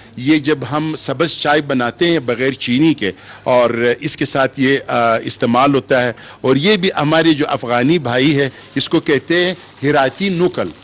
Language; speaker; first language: Urdu; non-native, local second language; Pashto